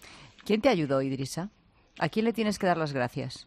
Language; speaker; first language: Spanish; native; Spanish